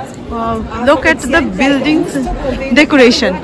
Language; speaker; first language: English; non-native, local second language; Bangla